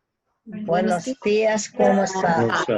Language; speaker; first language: Spanish; non-native, learner; English